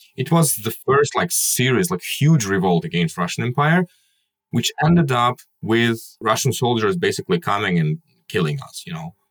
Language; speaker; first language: English; non-native, fluent; Kyrgyz